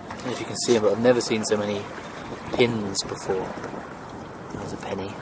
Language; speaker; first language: English; native; English